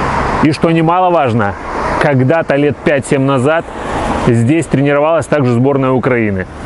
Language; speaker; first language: Russian; native; Russian